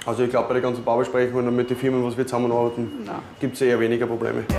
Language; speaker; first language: German; native; German